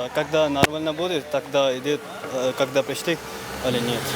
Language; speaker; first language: Russian; non-native, learner; Urdu